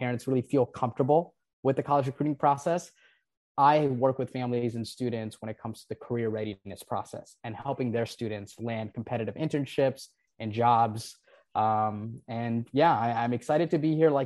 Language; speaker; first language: English; non-native, local second language; Nepali